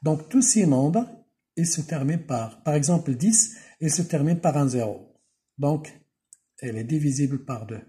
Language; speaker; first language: French; non-native, local second language; Arabic